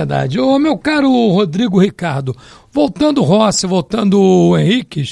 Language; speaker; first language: Portuguese; native; Portuguese